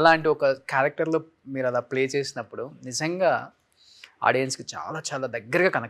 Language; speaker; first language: Telugu; native; Telugu